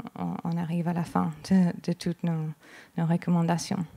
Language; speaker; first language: French; non-native, fluent; English